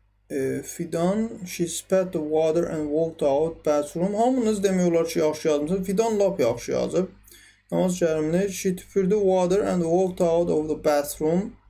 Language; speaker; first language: English; non-native, fluent; Azerbaijani